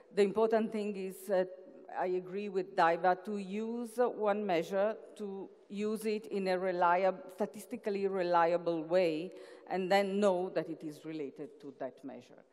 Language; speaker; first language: English; non-native, fluent; Italian